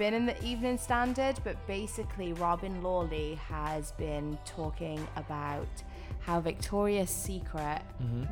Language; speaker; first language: English; native; English